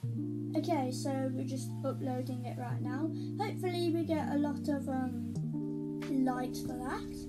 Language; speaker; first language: English; native; English